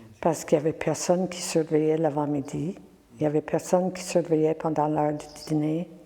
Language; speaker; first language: French; non-native, local second language; English